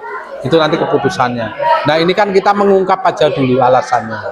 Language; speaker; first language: Indonesian; native; Indonesian